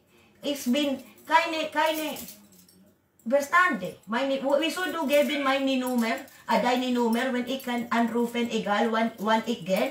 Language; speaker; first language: German; non-native, learner; Waray